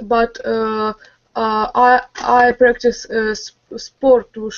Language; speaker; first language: English; non-native, learner; Russian